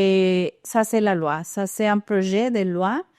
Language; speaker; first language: French; non-native, fluent; Spanish